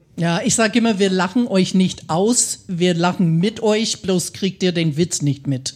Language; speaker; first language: German; non-native, fluent; English